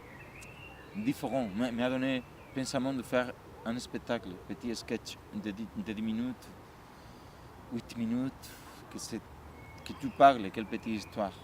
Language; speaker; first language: French; non-native, learner; Spanish